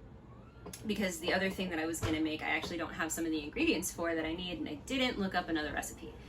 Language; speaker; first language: English; native; English